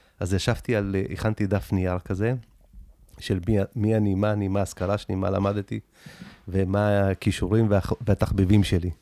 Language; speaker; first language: Hebrew; early bilingual, other home language; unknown